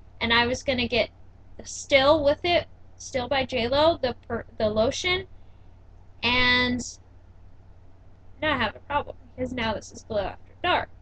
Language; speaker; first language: English; native; English